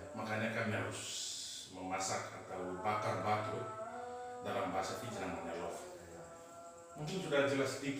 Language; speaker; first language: Indonesian; non-native, fluent; Fijian